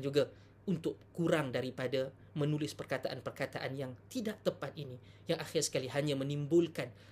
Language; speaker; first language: Malay; native; Malay